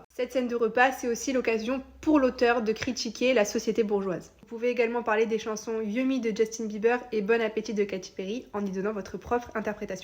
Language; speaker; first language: French; native; French